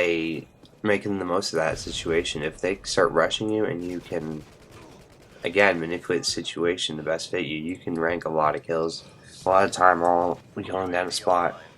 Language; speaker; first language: English; native; English